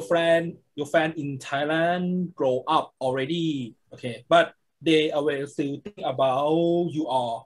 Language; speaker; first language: English; non-native, learner; Thai